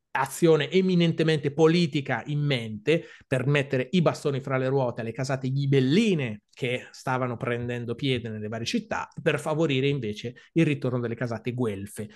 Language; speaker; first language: Italian; native; Italian